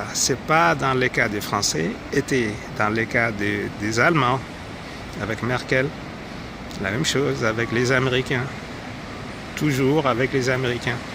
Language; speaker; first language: French; non-native, fluent; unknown